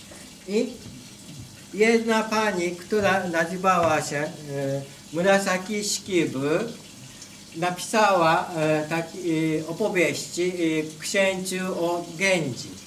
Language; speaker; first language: Polish; non-native, learner; Japanese